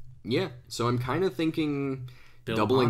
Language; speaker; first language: English; native; English